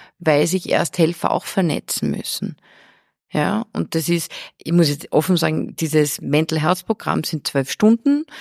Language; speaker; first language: German; early bilingual, heritage; German